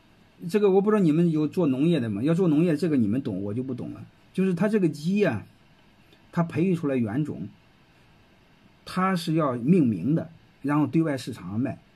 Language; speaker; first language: Chinese; native; Chinese